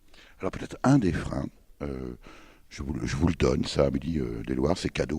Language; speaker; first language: French; native; French